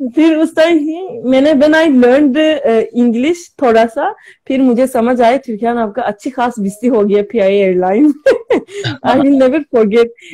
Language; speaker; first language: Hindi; non-native, learner; Turkish